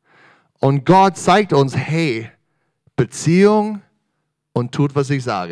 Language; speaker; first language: German; non-native, fluent; English